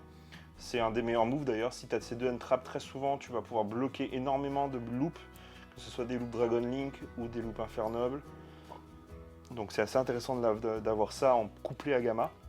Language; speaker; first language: French; native; French